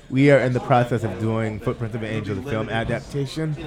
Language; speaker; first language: English; native; English